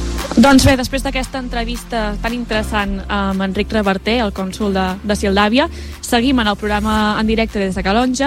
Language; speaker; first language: Catalan; native; Catalan